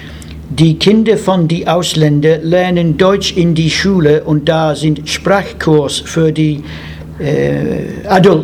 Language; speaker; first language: German; non-native, learner; English